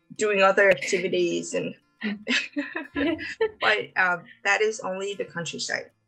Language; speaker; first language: English; non-native, fluent; Mongolian